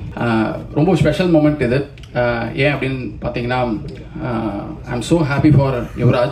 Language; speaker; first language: Tamil; native; Tamil